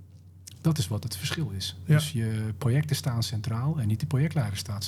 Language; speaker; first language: Dutch; native; Dutch